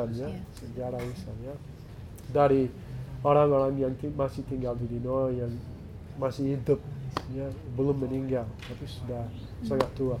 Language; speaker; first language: Indonesian; non-native, fluent; English